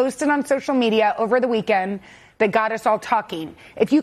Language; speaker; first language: English; native; English